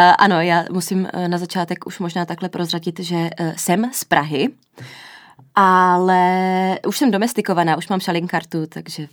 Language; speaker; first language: Czech; native; Czech